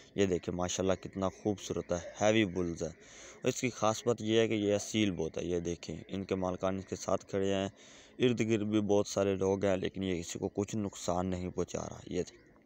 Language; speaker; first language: Urdu; non-native, local second language; Punjabi